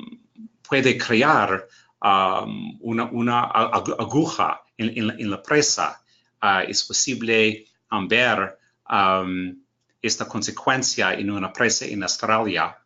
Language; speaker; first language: Spanish; non-native, learner; English